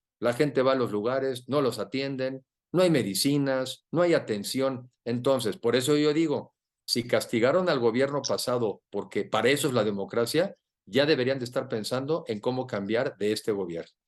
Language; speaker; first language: Spanish; native; Spanish